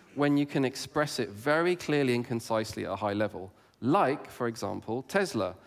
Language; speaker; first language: English; native; English